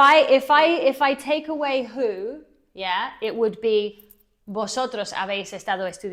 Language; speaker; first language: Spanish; non-native, fluent; English